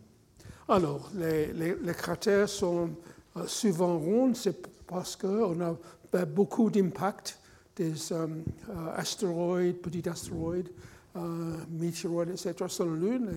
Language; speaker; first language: French; non-native, fluent; English